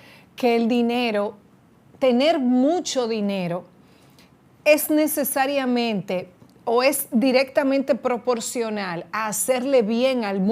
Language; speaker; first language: Spanish; native; Spanish